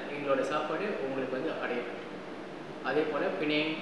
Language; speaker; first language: Tamil; early bilingual, heritage; Tamil